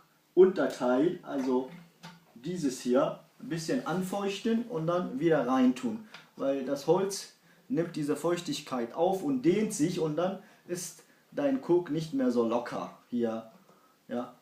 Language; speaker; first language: German; non-native, fluent; Kurdish